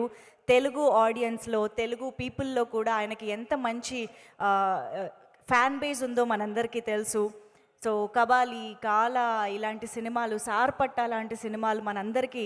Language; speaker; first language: Telugu; native; Telugu